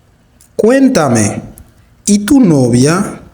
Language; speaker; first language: Spanish; non-native, fluent; Haitian Creole